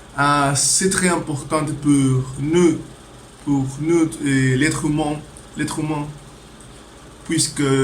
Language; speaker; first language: French; non-native, learner; Spanish